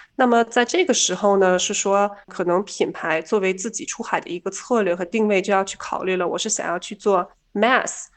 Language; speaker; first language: Chinese; early bilingual, heritage; Chinese